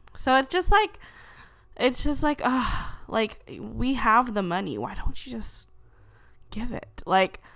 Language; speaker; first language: English; early bilingual, other home language; Filipino